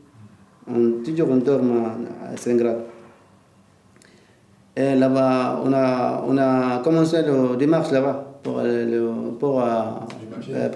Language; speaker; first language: French; non-native, learner; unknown